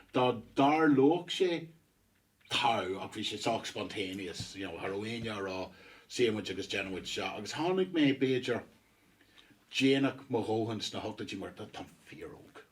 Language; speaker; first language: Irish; non-native, local second language; English